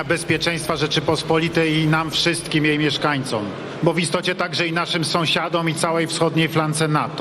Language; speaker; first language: Polish; native; Polish